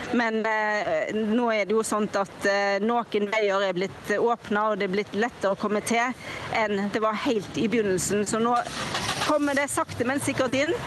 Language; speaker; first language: Norwegian; native; Norwegian